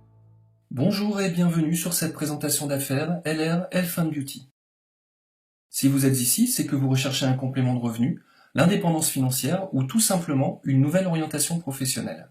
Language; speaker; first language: French; native; French